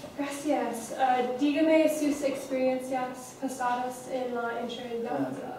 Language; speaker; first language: Spanish; non-native, learner; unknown